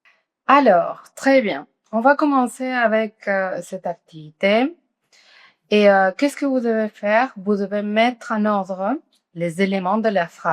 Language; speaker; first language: French; non-native, fluent; Spanish